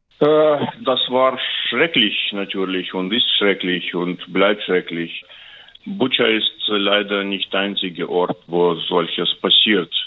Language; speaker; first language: German; non-native, learner; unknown